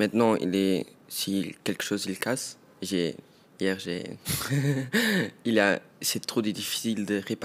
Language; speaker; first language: French; non-native, local second language; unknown